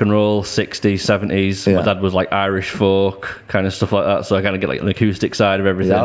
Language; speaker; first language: English; native; English